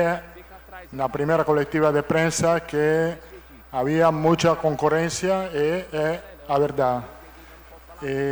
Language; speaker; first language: Portuguese; non-native, learner; Italian